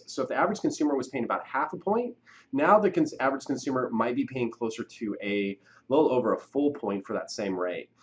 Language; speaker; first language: English; native; English